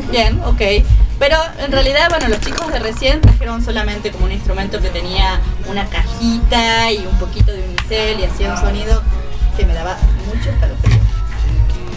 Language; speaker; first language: Spanish; native; Spanish